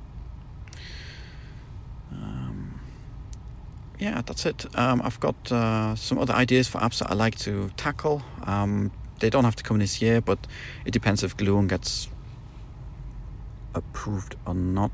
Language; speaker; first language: English; non-native, fluent; German